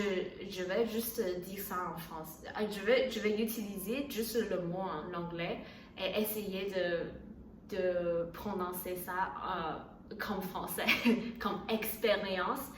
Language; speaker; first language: French; non-native, learner; Chinese